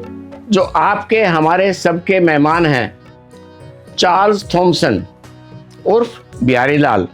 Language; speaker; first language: Hindi; native; Hindi